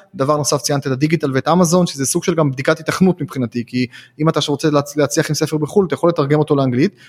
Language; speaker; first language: Hebrew; native; Hebrew